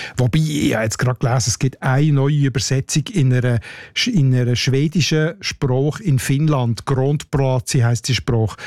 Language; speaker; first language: German; native; German